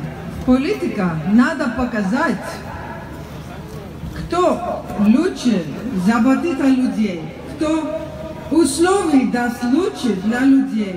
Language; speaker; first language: Russian; non-native, learner; Dutch